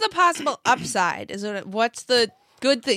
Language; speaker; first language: English; native; English